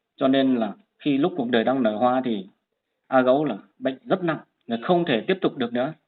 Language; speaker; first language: Vietnamese; non-native, local second language; Hmong